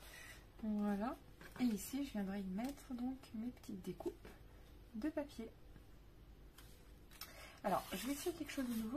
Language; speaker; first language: French; native; French